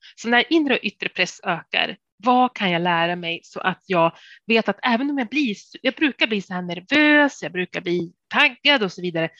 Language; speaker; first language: Swedish; native; Swedish